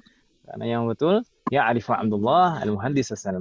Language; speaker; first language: Arabic; non-native, fluent; Indonesian